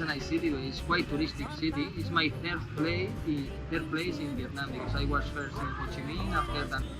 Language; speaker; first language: English; non-native, learner; Spanish